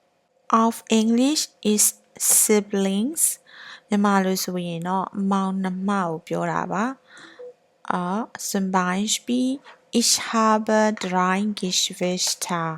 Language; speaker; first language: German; non-native, learner; Burmese